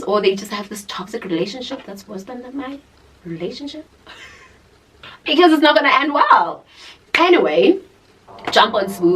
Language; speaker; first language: English; non-native, local second language; Zulu